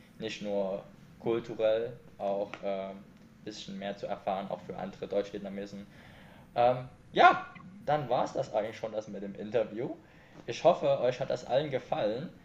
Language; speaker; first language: German; early bilingual, other home language; Vietnamese